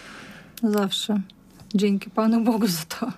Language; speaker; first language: Polish; non-native, learner; Russian